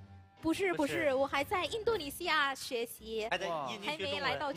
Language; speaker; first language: Chinese; non-native, fluent; Indonesian